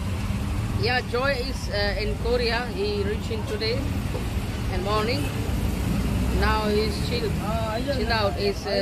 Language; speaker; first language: English; non-native, learner; Hindi